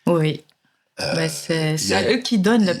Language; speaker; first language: French; non-native, fluent; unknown